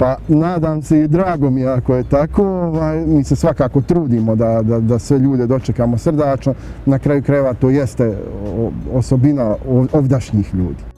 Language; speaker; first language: Bosnian; native; Bosnian